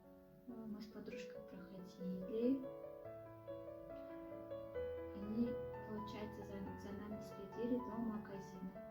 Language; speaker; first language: Russian; non-native, local second language; Kazakh